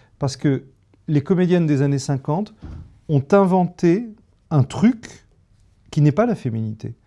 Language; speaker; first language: French; native; French